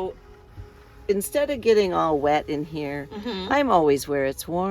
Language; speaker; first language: English; native; English